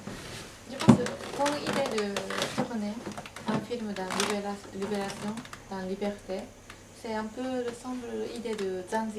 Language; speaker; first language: French; non-native, fluent; Japanese